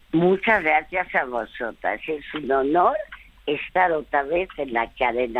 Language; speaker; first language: Spanish; early bilingual, other home language; French